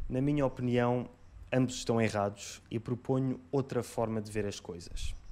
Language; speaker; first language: Portuguese; native; Portuguese